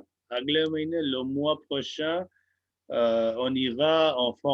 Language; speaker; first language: French; non-native, fluent; Hindi